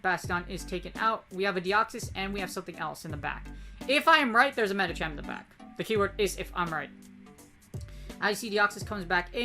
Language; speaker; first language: English; native; English